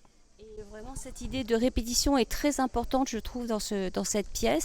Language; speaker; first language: French; native; French